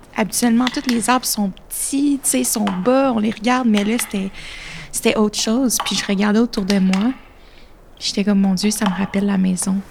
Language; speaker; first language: French; native; French